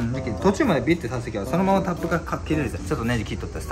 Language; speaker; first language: Japanese; native; Japanese